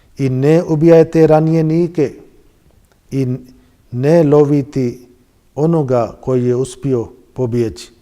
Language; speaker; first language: Bosnian; non-native, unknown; Urdu